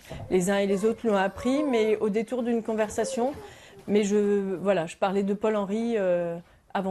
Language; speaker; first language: French; native; French